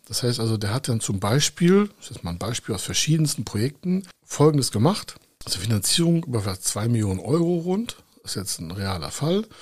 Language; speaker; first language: German; native; German